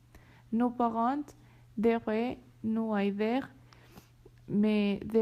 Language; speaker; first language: French; non-native, learner; Spanish